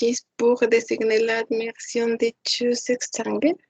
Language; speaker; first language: French; non-native, learner; Spanish